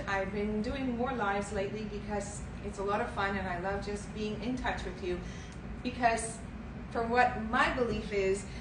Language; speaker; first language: English; native; English